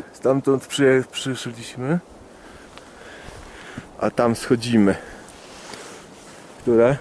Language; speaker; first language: Polish; native; Polish